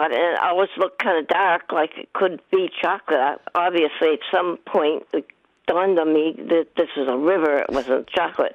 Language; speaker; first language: English; native; English